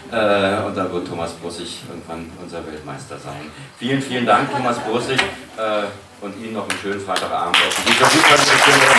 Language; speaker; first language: German; native; German